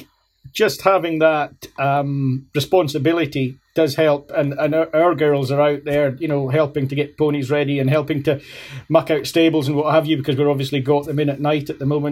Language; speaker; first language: English; native; English